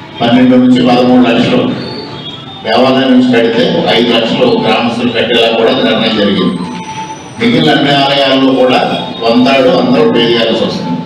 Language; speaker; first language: Telugu; native; Telugu